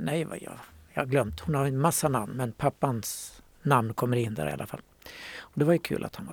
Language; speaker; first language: Swedish; native; Swedish